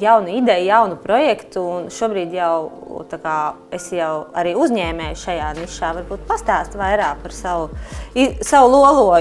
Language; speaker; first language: Latvian; native; Latvian